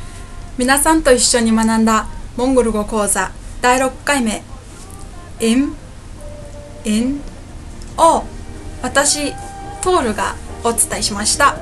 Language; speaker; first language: Japanese; non-native, fluent; Mongolian